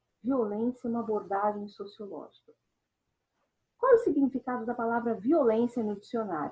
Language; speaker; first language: Portuguese; native; Portuguese